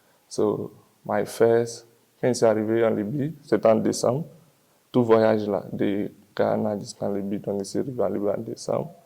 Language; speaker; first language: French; non-native, learner; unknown